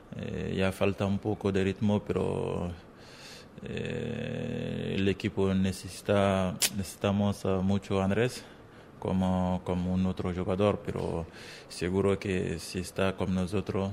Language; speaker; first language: Spanish; non-native, learner; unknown